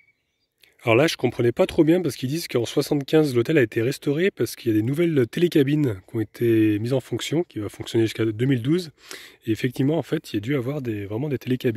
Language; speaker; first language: French; native; French